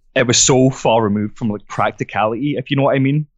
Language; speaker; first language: English; non-native, fluent; French